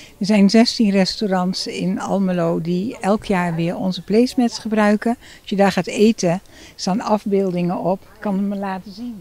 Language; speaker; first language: Dutch; native; Dutch